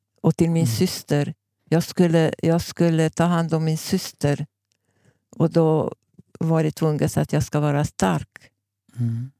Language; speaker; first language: Swedish; non-native, fluent; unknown